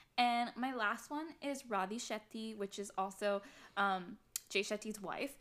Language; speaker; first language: English; early bilingual, other home language; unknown